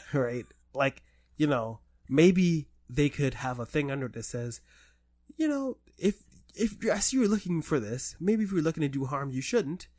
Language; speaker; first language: English; native; English